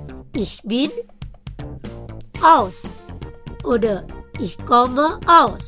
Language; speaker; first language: German; non-native, fluent; Indonesian